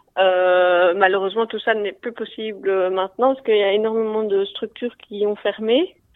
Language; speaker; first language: French; native; French